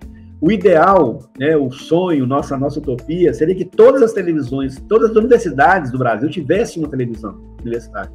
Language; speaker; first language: Portuguese; native; Portuguese